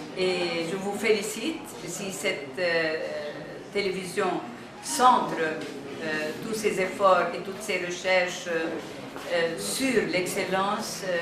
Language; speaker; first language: French; non-native, local second language; Arabic